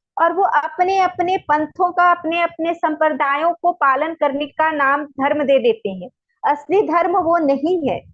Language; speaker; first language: Hindi; native; Hindi